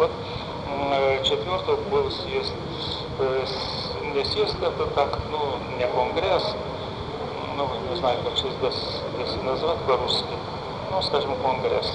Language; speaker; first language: Russian; non-native, fluent; Lithuanian